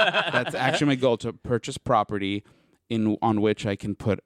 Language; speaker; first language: English; native; English